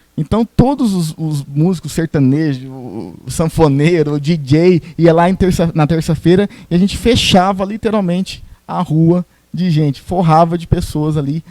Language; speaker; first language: Portuguese; native; Portuguese